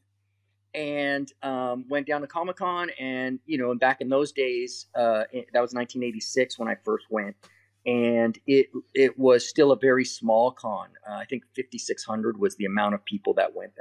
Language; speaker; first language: English; native; English